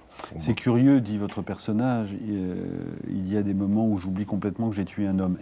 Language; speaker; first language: French; native; French